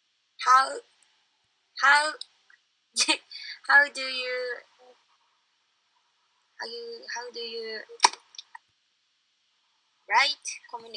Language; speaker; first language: English; non-native, learner; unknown